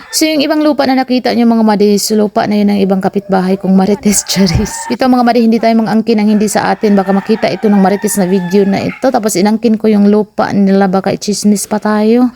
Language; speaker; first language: Filipino; non-native, local second language; Cebuano